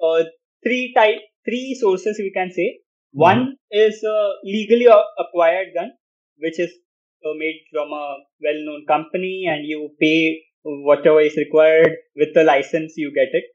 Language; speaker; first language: English; non-native, local second language; Hindi